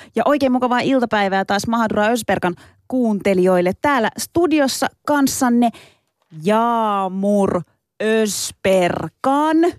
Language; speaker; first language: Finnish; early bilingual, other home language; Turkish